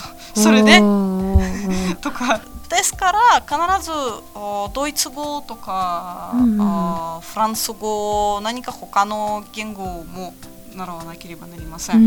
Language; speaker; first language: Japanese; non-native, fluent; Latvian